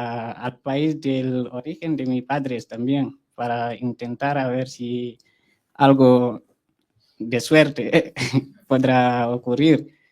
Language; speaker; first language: Spanish; non-native, fluent; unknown